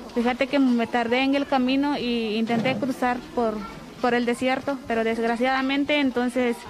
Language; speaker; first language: Spanish; native; Spanish